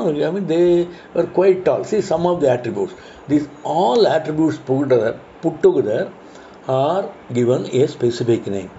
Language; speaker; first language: English; non-native, local second language; Tamil